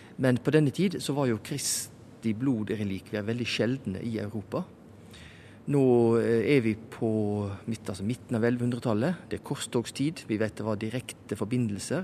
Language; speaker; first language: Norwegian; native; Norwegian